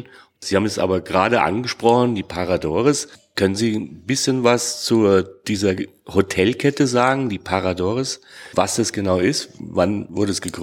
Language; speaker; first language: German; native; German